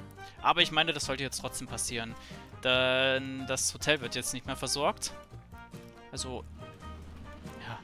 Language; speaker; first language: German; native; German